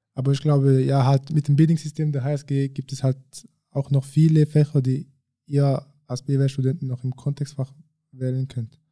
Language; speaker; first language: German; early bilingual, other home language; French